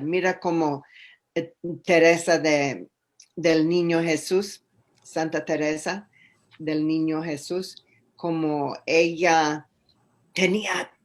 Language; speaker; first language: Spanish; non-native, fluent; English